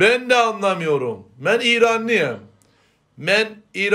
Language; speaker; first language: Turkish; non-native, learner; Azerbaijani